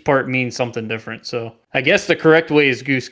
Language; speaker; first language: English; native; English